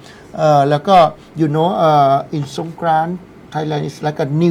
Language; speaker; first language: English; non-native, learner; Thai